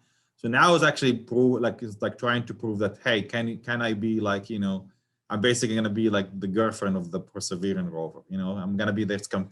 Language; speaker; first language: English; non-native, fluent; Arabic